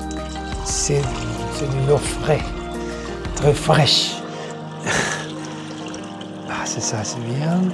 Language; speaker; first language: French; non-native, learner; Spanish